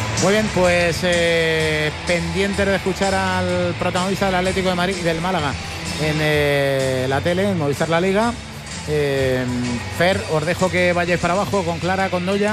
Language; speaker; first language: Spanish; native; Spanish